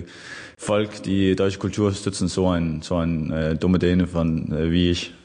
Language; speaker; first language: German; non-native, fluent; Danish